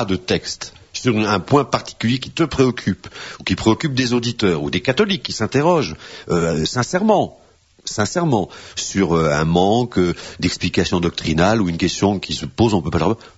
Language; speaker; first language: French; native; French